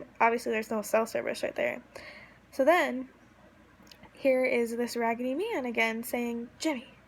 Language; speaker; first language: English; native; English